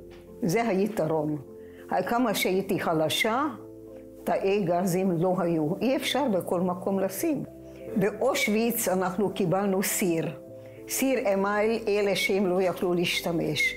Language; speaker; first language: Hebrew; non-native, fluent; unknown